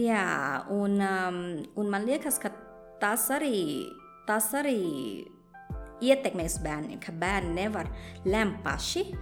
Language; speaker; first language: Latvian; non-native, fluent; Thai